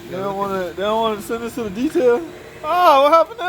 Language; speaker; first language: English; native; English